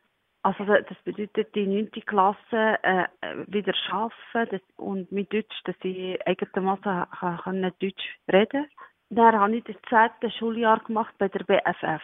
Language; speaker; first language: German; non-native, learner; Arabic